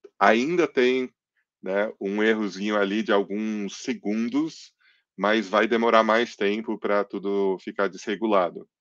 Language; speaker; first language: Portuguese; early bilingual, other home language; English